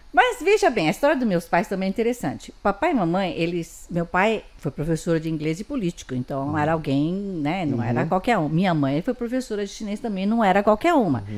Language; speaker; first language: Portuguese; early bilingual, other home language; Chinese